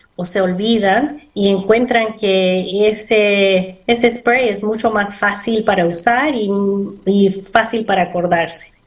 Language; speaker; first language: Spanish; early bilingual, heritage; Spanish